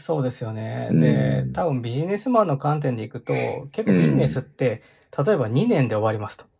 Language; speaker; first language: Japanese; native; Japanese